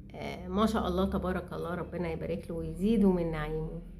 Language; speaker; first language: Arabic; native; Arabic